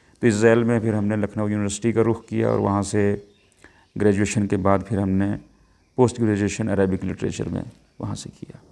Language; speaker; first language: Urdu; non-native, local second language; Pahari-Potwari